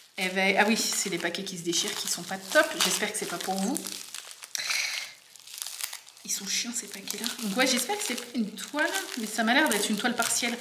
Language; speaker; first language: French; native; French